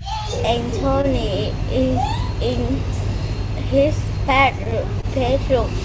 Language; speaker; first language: English; non-native, learner; Vietnamese